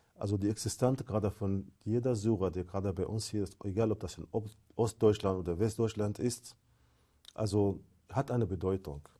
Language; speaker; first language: German; non-native, fluent; Arabic